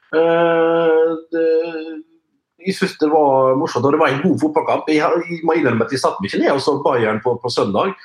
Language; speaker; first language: Norwegian; native; Norwegian